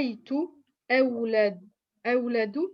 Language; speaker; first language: Arabic; non-native, learner; French